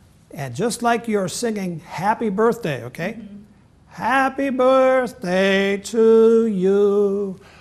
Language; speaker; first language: English; native; English